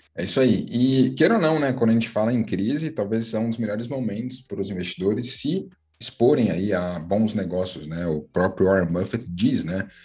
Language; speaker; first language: Portuguese; native; Portuguese